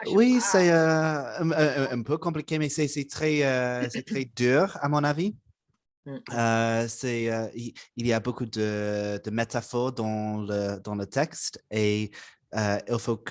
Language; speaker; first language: French; non-native, learner; English